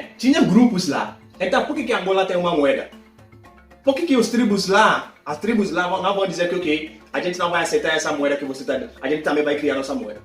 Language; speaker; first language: Portuguese; non-native, fluent; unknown